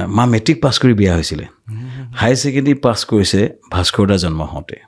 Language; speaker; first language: Assamese; native; Assamese